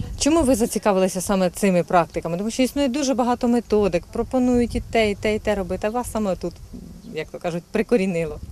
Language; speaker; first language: Ukrainian; native; Ukrainian